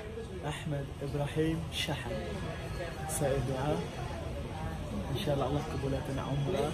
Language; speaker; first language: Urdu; non-native, learner; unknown